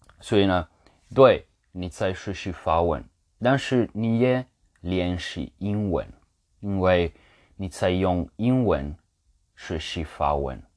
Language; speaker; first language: Chinese; non-native, learner; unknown